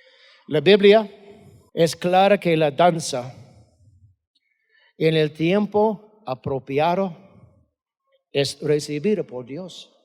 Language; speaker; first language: Spanish; non-native, fluent; English